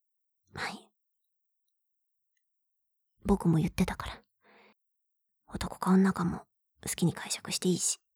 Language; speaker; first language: Japanese; native; Japanese